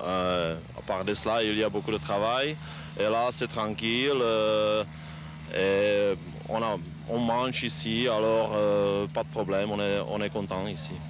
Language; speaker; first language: French; non-native, learner; Czech